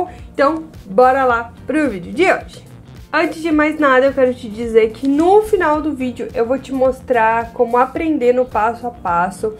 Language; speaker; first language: Portuguese; native; Portuguese